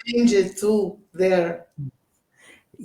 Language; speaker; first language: English; non-native, learner; Portuguese